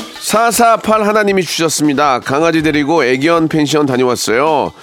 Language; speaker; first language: Korean; native; Korean